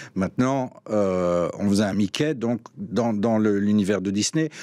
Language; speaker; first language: French; native; French